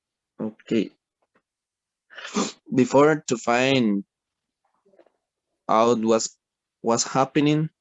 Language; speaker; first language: English; non-native, learner; Spanish